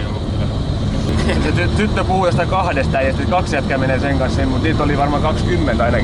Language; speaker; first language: Finnish; native; Finnish